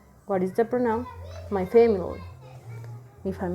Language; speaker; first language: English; non-native, fluent; Spanish